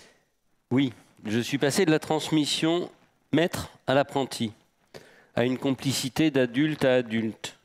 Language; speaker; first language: French; native; French